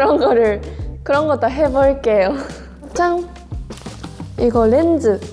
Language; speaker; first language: Korean; non-native, fluent; Japanese